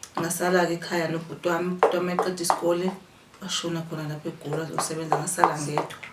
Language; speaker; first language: Zulu; native; Zulu